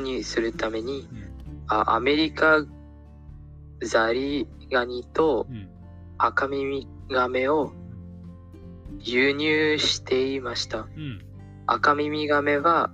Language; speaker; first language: Japanese; non-native, fluent; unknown